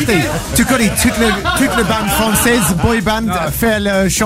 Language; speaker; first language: French; non-native, learner; English